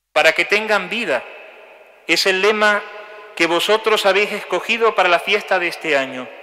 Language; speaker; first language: Spanish; native; Spanish